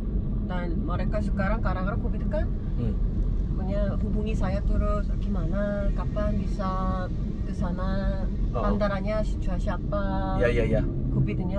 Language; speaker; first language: Indonesian; non-native, learner; Korean